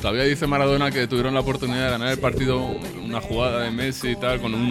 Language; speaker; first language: Spanish; native; Spanish